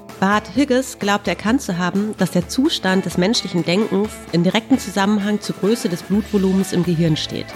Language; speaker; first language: German; native; German